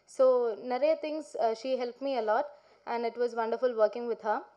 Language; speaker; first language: Tamil; non-native, learner; Malayalam